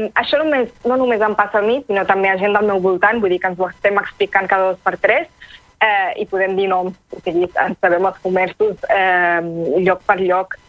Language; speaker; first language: Catalan; early bilingual, other home language; Arabic